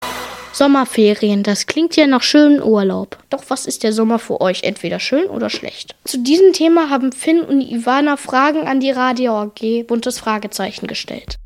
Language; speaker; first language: German; native; German